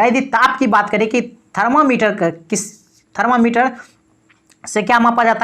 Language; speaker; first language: Hindi; native; Hindi